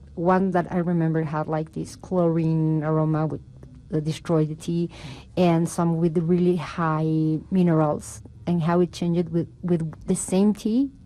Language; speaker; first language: English; non-native, fluent; Spanish